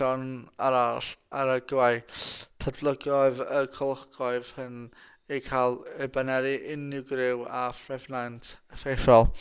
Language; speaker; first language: Welsh; non-native, local second language; English